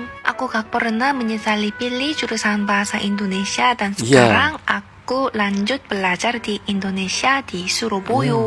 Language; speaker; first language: Indonesian; non-native, fluent; Korean